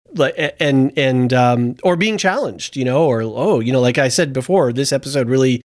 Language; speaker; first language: English; early bilingual, other home language; Italian